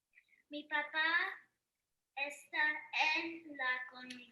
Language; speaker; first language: Spanish; non-native, learner; English